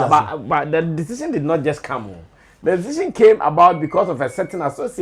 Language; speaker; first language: English; non-native, local second language; Akan